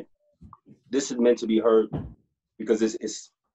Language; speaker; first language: English; native; English